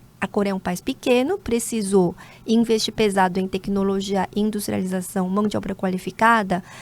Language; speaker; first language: Portuguese; non-native, fluent; Korean